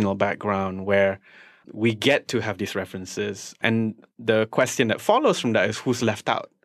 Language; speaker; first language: English; non-native, local second language; Malay